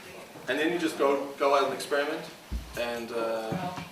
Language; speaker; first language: English; non-native, fluent; Dutch